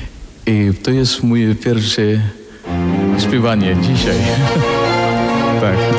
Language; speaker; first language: Polish; non-native, learner; Filipino